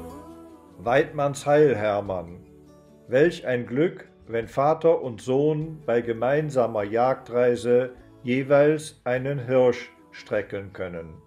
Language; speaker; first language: German; native; German